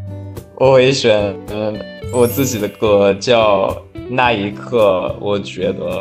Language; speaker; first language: Chinese; non-native, fluent; English